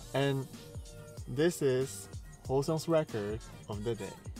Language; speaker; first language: English; non-native, fluent; Korean